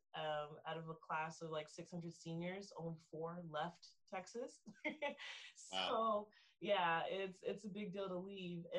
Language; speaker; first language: English; native; English